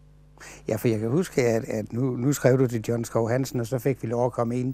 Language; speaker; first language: Danish; native; Danish